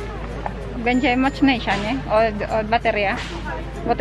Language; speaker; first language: Polish; non-native, learner; Filipino